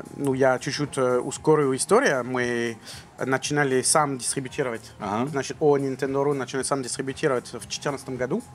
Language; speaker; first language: Russian; non-native, learner; French